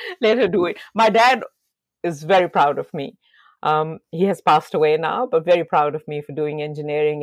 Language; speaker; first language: English; non-native, local second language; Urdu